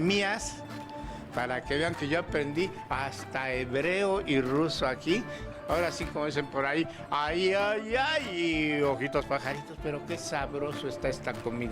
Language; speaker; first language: Spanish; native; Spanish